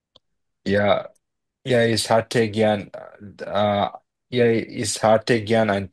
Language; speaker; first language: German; non-native, learner; Bangla